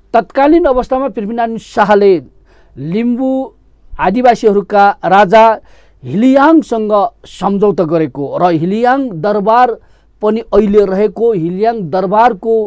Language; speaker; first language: Nepali; non-native, local second language; Newari